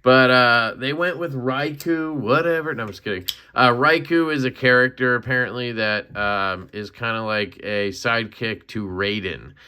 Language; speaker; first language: English; native; English